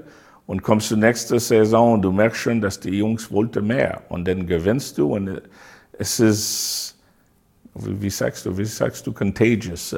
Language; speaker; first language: German; non-native, learner; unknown